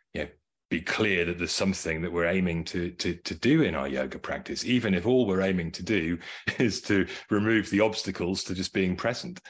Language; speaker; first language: English; native; English